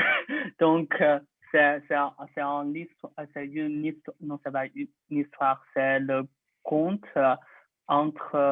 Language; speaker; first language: French; non-native, learner; Chinese